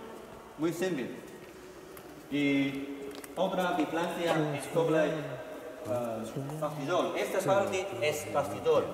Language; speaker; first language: Spanish; non-native, learner; Chinese